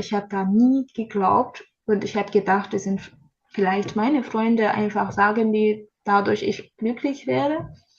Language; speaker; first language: German; non-native, learner; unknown